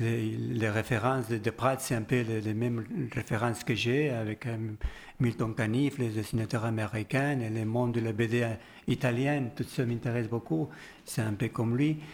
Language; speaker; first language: French; non-native, learner; Spanish